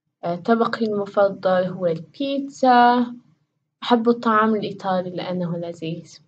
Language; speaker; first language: Arabic; non-native, learner; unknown